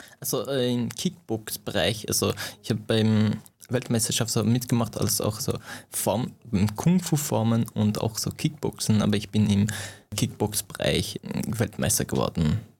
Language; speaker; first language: German; non-native, fluent; Persian